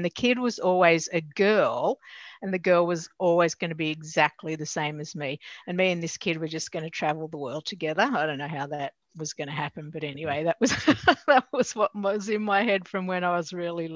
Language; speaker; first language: English; native; English